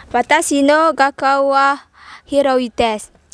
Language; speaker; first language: Japanese; non-native, learner; Indonesian